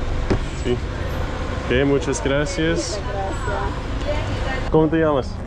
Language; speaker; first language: Spanish; non-native, learner; English